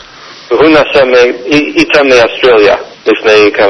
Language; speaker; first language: Hebrew; non-native, fluent; English